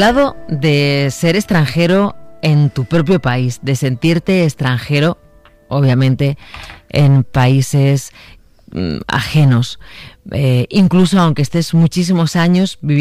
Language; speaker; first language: Spanish; native; Spanish